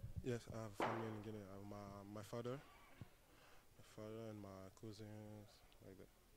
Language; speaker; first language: English; non-native, learner; French